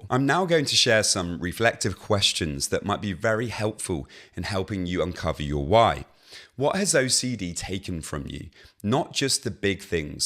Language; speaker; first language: English; native; English